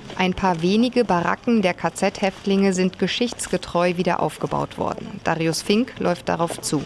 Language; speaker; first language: German; native; German